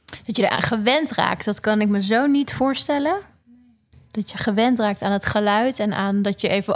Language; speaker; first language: Dutch; native; Dutch